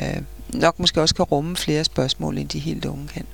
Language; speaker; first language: Danish; native; Danish